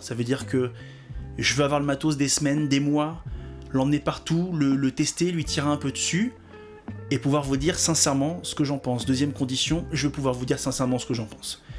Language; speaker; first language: French; native; French